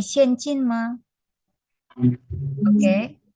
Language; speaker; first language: Chinese; non-native, fluent; Indonesian